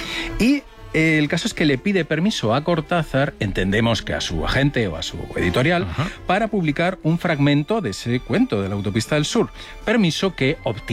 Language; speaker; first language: Spanish; native; Spanish